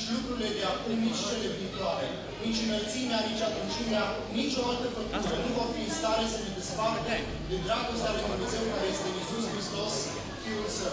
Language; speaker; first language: Romanian; native; Romanian